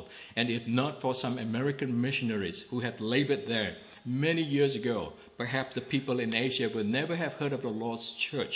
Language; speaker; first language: English; non-native, local second language; Min Nan Chinese